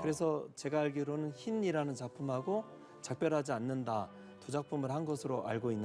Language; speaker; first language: Korean; native; Korean